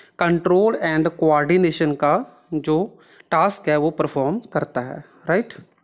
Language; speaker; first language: Hindi; non-native, local second language; Punjabi